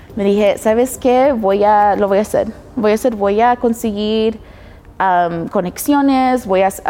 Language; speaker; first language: Spanish; early bilingual, heritage; Spanish